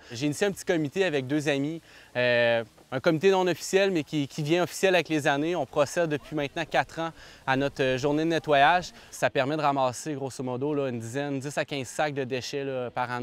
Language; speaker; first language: French; native; French